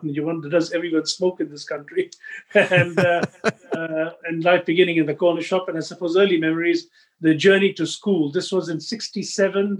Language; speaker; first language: English; non-native, local second language; Sindhi